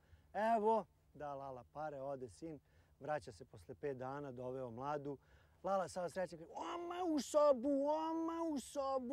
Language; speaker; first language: Croatian; native; Croatian